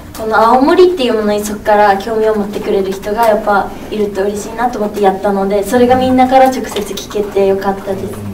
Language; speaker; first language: Japanese; native; Japanese